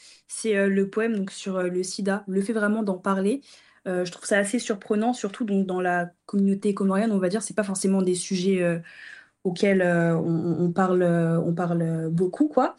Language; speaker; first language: French; early bilingual, other home language; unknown